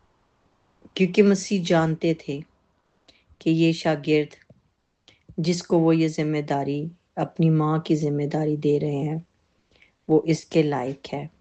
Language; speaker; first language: Urdu; native; Urdu